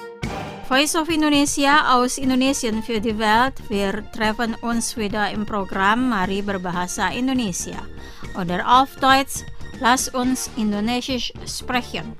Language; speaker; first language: German; non-native, fluent; Indonesian